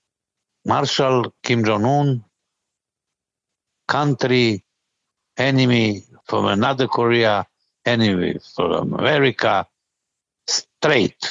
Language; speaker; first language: English; non-native, learner; Serbian